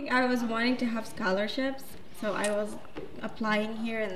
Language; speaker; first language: English; non-native, fluent; Arabic